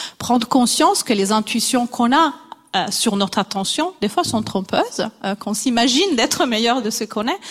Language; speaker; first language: French; non-native, fluent; Italian